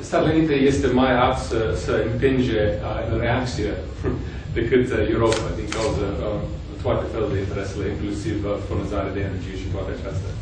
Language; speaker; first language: Romanian; non-native, fluent; English